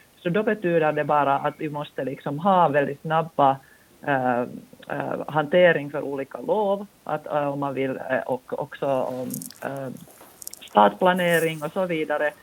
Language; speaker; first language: Swedish; non-native, local second language; Finnish